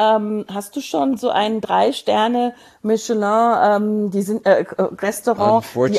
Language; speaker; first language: German; native; German